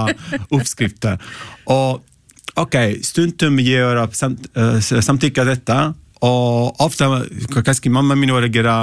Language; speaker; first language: Icelandic; non-native, learner; Italian